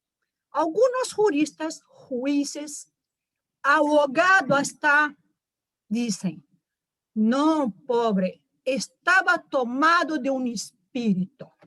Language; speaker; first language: Spanish; non-native, learner; Portuguese